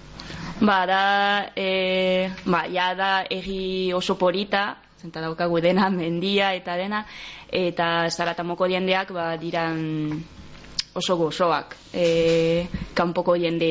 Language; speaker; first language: Basque; non-native, local second language; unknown